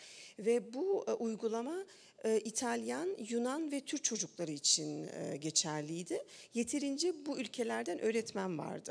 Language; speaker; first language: Turkish; early bilingual, heritage; Turkish